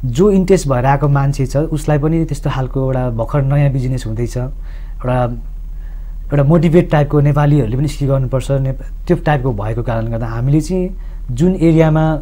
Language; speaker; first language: Nepali; non-native, local second language; Sherpa